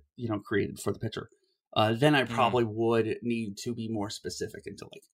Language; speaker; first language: English; native; English